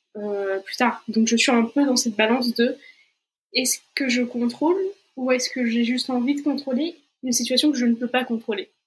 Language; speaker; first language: French; non-native, fluent; Portuguese